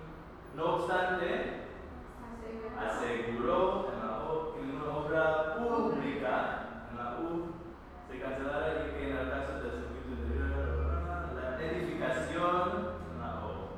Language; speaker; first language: Spanish; non-native, fluent; English